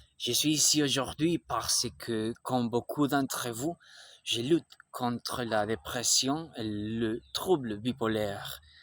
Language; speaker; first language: French; non-native, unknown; Spanish